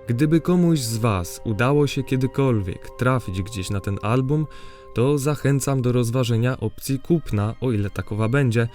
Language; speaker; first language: Polish; native; Polish